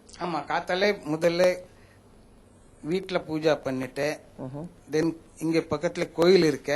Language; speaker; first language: Tamil; non-native, fluent; Marathi